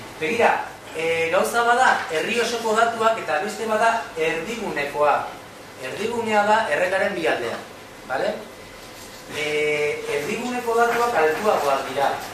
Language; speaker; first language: Basque; native; Basque